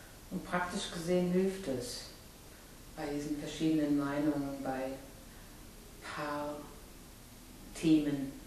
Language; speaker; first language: German; native; German